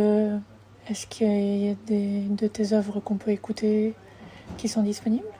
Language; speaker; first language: French; native; French